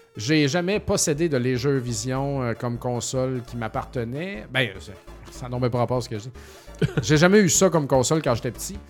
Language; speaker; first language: French; native; French